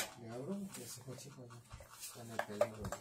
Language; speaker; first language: Spanish; native; Spanish